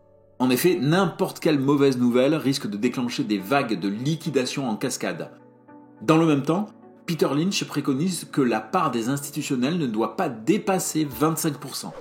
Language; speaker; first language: French; native; French